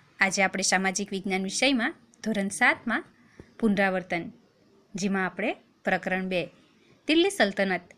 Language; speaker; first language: Gujarati; native; Gujarati